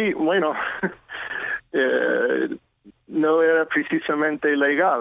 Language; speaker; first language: Spanish; non-native, fluent; English